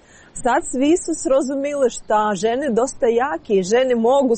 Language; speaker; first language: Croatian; non-native, learner; Ukrainian